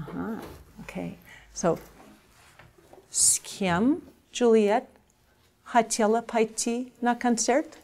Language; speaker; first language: Russian; non-native, fluent; English